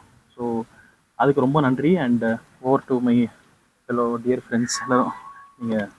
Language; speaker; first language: Tamil; native; Tamil